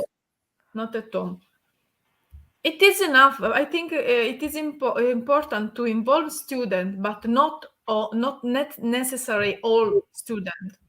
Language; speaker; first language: English; non-native, learner; Italian